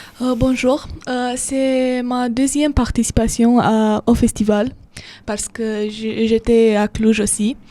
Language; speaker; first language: French; non-native, fluent; Romanian